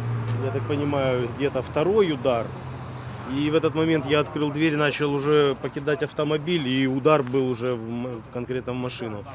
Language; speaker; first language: Russian; native; Russian